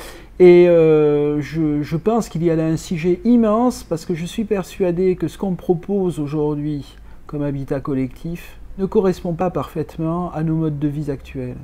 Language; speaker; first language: French; native; French